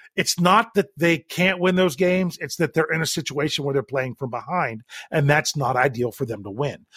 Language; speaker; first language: English; native; English